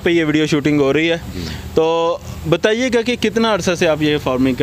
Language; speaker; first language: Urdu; non-native, local second language; Punjabi